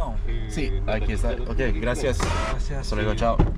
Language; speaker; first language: Spanish; non-native, learner; English